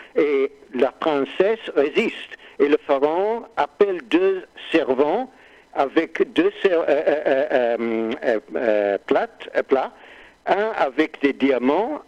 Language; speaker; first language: French; non-native, learner; English